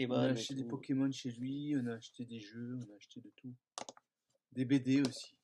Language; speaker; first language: French; native; French